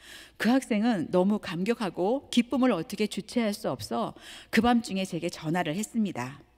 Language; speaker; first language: Korean; native; Korean